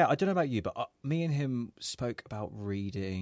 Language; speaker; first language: English; native; English